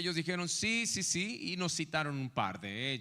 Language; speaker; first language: Spanish; native; Spanish